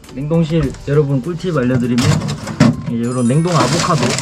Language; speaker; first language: Korean; native; Korean